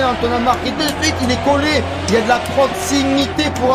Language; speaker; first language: French; native; French